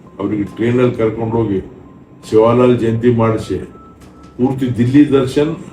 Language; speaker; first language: Kannada; non-native, local second language; Lambadi